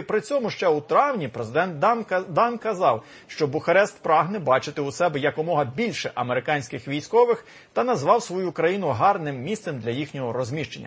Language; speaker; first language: Ukrainian; native; Ukrainian